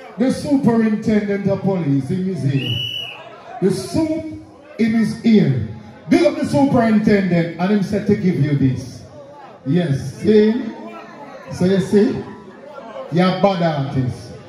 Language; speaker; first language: English; native; English